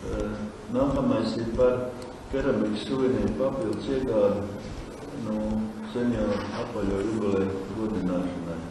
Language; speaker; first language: Latvian; native; Latvian